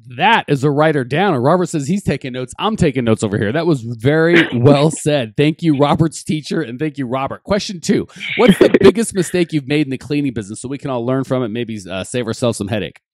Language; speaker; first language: English; native; English